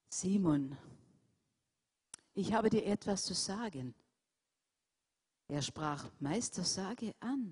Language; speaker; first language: German; non-native, fluent; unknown